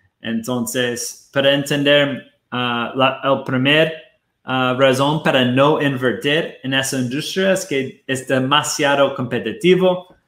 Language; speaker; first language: Spanish; non-native, fluent; Portuguese